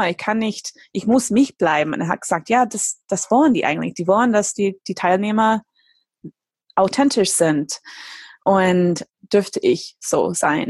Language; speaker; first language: German; non-native, fluent; English